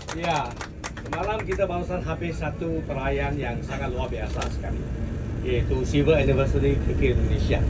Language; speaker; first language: Malay; non-native, local second language; Chinese